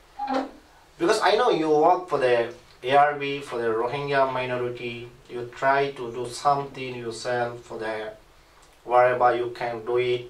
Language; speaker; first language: English; non-native, learner; Rohingya